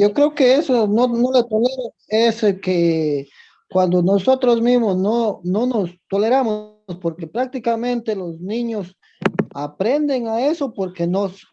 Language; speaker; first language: Spanish; native; Spanish